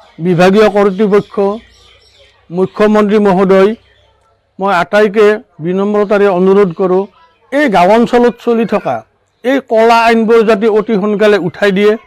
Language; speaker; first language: Assamese; native; Assamese